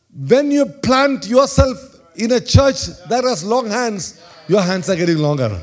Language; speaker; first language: English; non-native, local second language; Malayalam